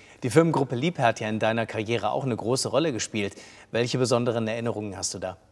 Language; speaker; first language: German; native; German